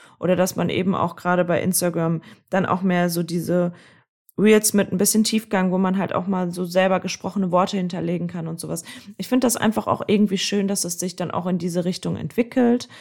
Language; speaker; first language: German; native; German